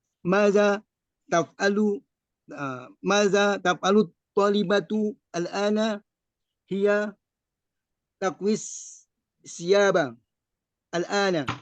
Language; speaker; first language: Arabic; non-native, learner; Indonesian